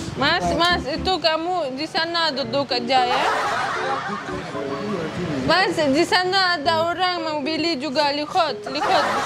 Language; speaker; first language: Indonesian; non-native, learner; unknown